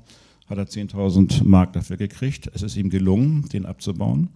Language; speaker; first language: German; native; German